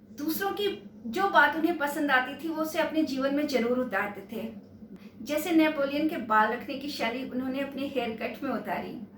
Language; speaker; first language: Hindi; native; Hindi